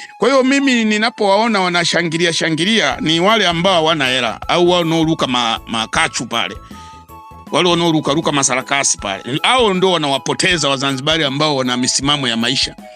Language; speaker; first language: Swahili; native; Swahili